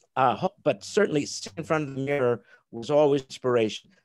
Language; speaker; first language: English; native; English